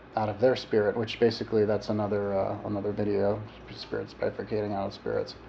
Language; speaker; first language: English; native; English